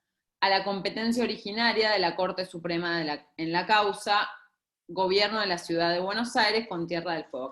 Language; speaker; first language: Spanish; native; Spanish